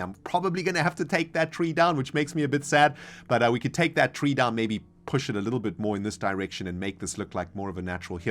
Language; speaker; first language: English; native; English